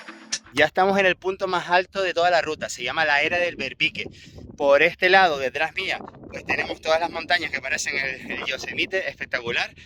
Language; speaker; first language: Spanish; native; Spanish